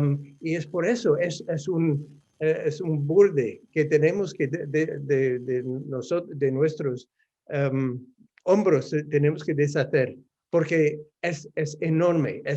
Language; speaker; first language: Spanish; non-native, fluent; English